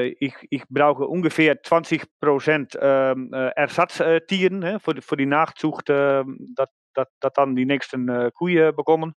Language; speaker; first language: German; non-native, learner; Dutch